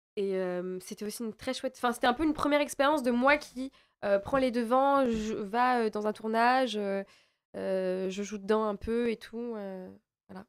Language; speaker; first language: French; native; French